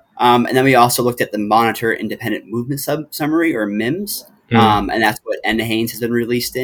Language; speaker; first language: English; native; English